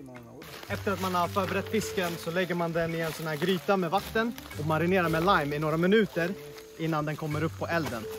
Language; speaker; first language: Swedish; native; Swedish